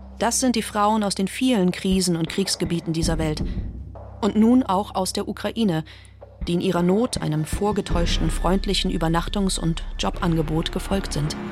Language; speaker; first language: German; native; German